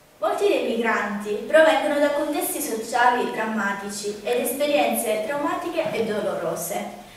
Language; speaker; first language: Italian; native; Italian